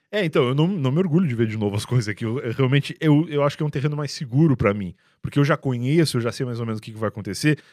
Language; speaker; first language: Portuguese; native; Portuguese